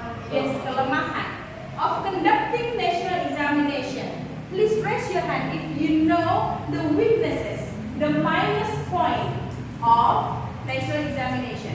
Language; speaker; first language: English; non-native, fluent; Indonesian